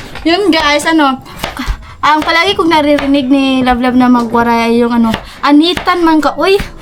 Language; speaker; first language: Filipino; non-native, local second language; Cebuano